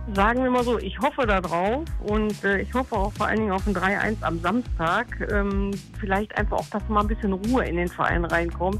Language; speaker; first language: German; native; German